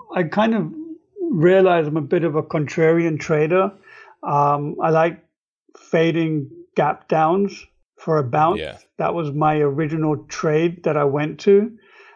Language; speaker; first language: English; native; English